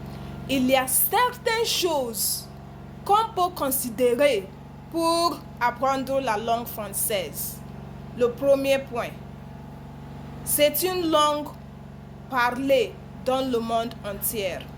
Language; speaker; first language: French; non-native, learner; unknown